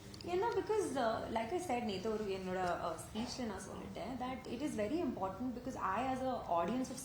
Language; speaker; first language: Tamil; non-native, learner; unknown